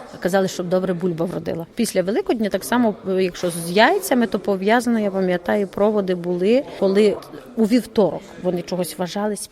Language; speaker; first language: Ukrainian; native; Ukrainian